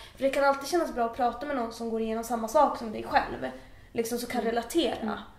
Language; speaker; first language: Swedish; early bilingual, other home language; Persian